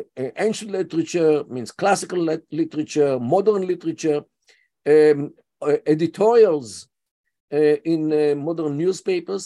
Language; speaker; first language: English; non-native, fluent; Yiddish